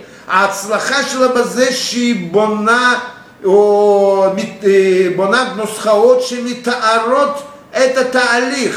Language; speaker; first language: Hebrew; non-native, fluent; Russian